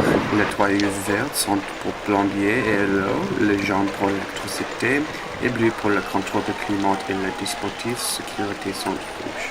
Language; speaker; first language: French; non-native, learner; English